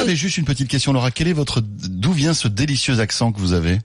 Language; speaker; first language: French; native; French